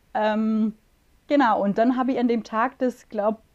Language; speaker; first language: German; native; German